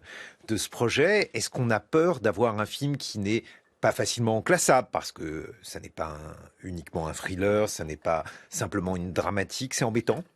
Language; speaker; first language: French; native; French